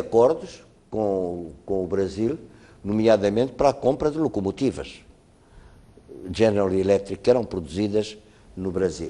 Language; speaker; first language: Portuguese; native; Portuguese